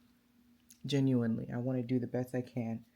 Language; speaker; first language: English; native; English